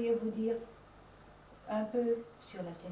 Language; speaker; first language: French; non-native, fluent; Dutch